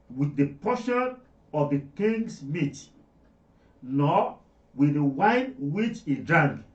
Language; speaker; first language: English; non-native, local second language; Yoruba